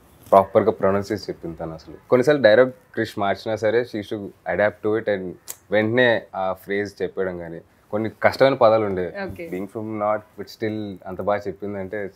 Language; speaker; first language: Telugu; native; Telugu